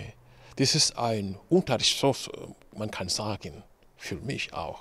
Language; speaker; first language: German; non-native, learner; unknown